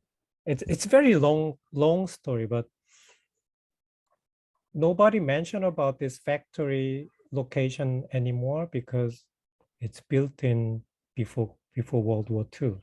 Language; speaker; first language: English; non-native, fluent; Korean